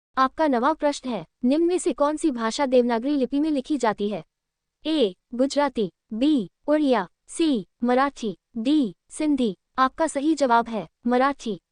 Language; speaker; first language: Hindi; native; Hindi